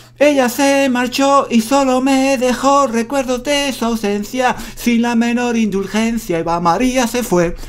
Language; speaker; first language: Spanish; native; Spanish